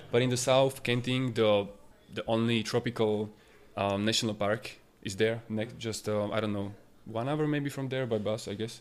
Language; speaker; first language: English; non-native, fluent; Slovak